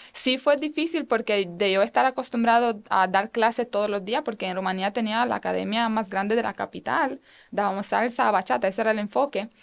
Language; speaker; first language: Spanish; non-native, fluent; Romanian